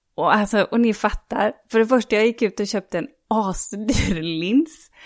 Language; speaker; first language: Swedish; native; Swedish